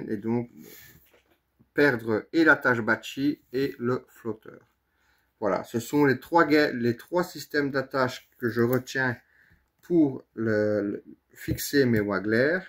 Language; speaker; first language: French; native; French